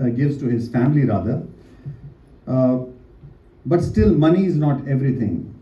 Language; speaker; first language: English; non-native, local second language; Hindi